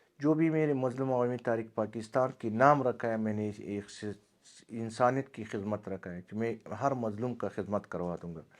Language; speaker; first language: Urdu; non-native, local second language; Pashto